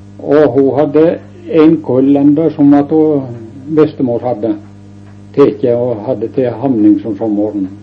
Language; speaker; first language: Norwegian; native; Norwegian